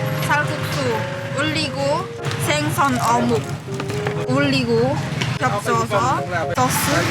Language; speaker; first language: Korean; non-native, fluent; Khmer